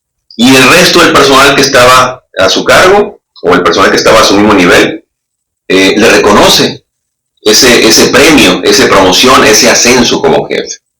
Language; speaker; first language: Spanish; native; Spanish